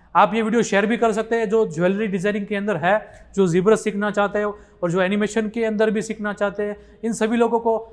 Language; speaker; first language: Hindi; non-native, local second language; Gujarati